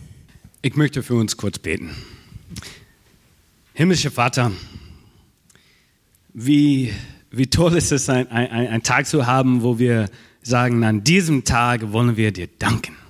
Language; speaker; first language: German; non-native, fluent; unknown